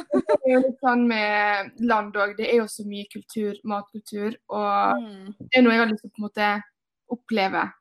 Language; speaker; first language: Norwegian; early bilingual, other home language; Portuguese